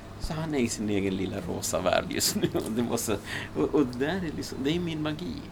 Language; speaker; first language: Swedish; early bilingual, other home language; Spanish